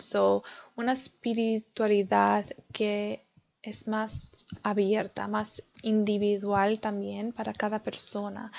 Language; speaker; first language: Spanish; early bilingual, heritage; Spanish